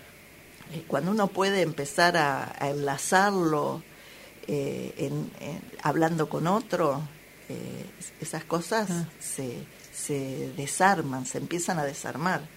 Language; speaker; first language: Spanish; native; Spanish